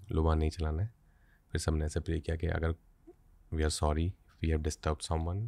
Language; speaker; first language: Hindi; native; Hindi